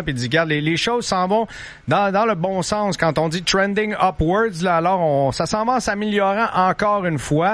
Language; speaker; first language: French; native; French